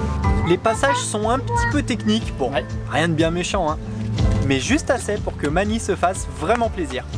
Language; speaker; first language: French; native; French